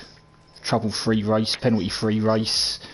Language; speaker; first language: English; native; English